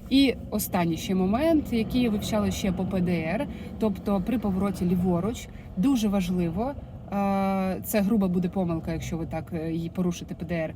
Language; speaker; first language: Ukrainian; non-native, local second language; Russian